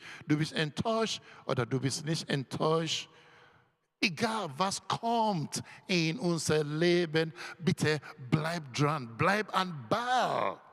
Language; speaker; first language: German; non-native, learner; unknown